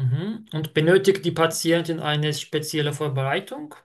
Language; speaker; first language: German; non-native, learner; Turkish